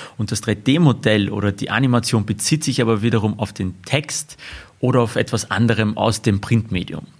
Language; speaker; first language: German; early bilingual, other home language; Armenian